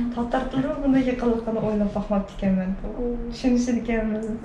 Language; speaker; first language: Turkish; non-native, learner; Uyghur